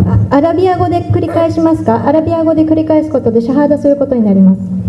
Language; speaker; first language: Japanese; native; Japanese